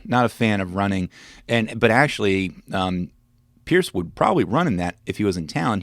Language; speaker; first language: English; native; English